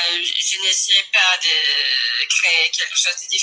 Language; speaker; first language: French; non-native, learner; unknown